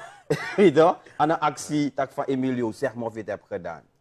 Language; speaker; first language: Dutch; native; Dutch